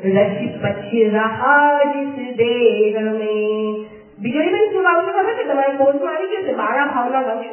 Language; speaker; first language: Hindi; non-native, local second language; Gujarati